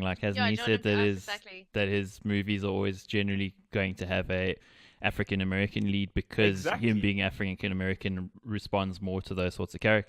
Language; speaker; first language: English; native; English